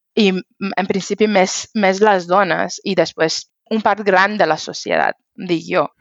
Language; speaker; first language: Catalan; non-native, fluent; Persian